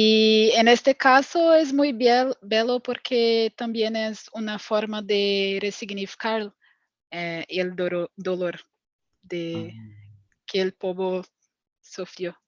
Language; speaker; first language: Spanish; non-native, fluent; Portuguese